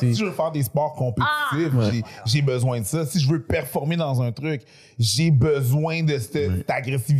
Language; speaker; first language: French; native; French